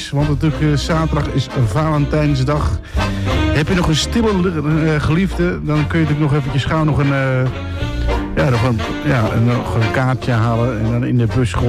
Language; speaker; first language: Dutch; native; Dutch